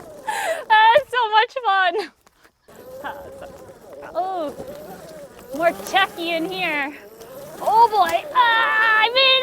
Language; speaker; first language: English; native; English